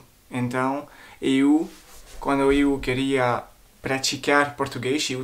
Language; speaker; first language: Portuguese; non-native, fluent; French